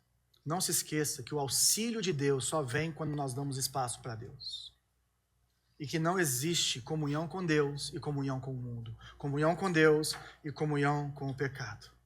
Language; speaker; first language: Portuguese; native; Portuguese